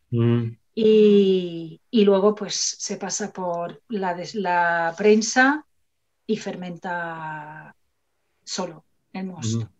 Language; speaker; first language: Spanish; non-native, fluent; English